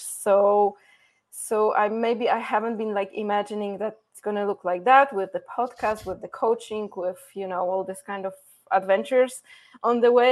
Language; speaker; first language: English; non-native, fluent; Polish